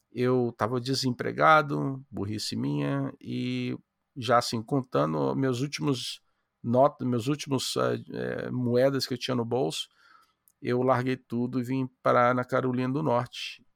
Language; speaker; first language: Portuguese; native; Portuguese